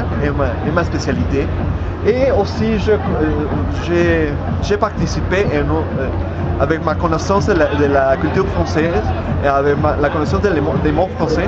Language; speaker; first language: French; non-native, learner; Spanish